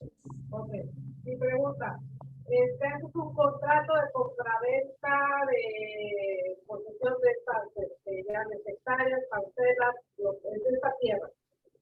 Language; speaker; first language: Spanish; non-native, fluent; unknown